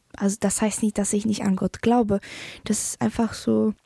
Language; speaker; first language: German; early bilingual, other home language; Polish